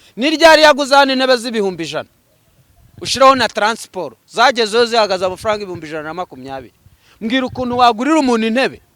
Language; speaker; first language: Kinyarwanda; native; Kinyarwanda